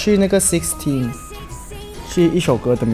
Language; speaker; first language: Chinese; non-native, learner; Thai